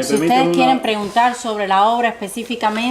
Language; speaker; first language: Spanish; native; Spanish